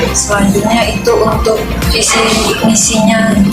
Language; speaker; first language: Indonesian; native; Indonesian